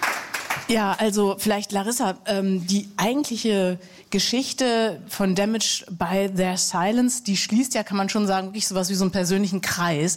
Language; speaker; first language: German; native; German